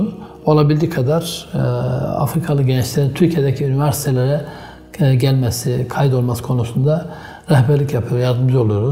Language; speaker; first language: Turkish; native; Turkish